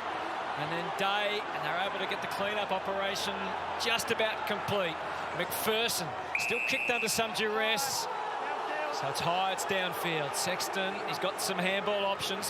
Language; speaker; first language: English; native; English